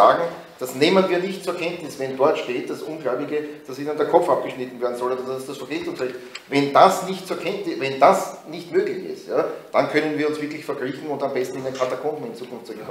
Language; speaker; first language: German; native; German